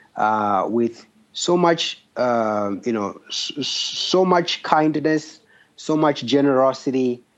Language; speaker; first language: English; non-native, local second language; Shona